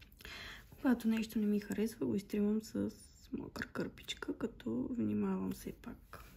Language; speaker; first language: Bulgarian; native; Bulgarian